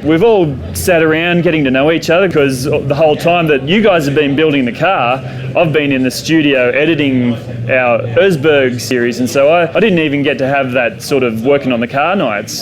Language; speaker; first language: English; native; English